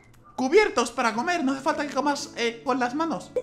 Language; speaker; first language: Spanish; native; Spanish